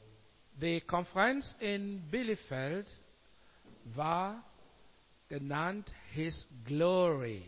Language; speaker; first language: German; non-native, learner; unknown